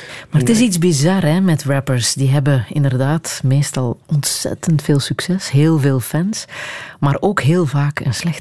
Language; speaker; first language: Dutch; native; Dutch